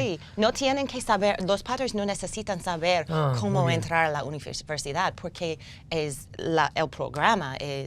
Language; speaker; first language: Spanish; non-native, learner; English